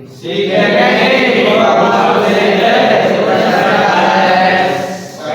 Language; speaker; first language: Japanese; non-native, learner; Indonesian